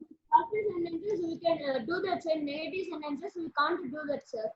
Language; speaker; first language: English; non-native, learner; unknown